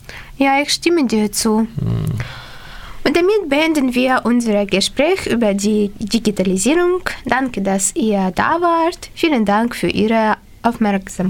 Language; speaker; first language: German; non-native, learner; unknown